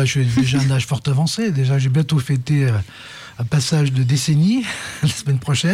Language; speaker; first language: French; native; French